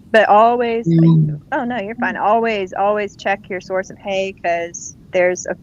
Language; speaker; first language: English; native; English